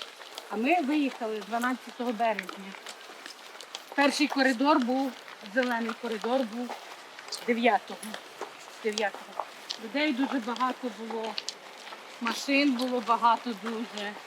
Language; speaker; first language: Ukrainian; native; Ukrainian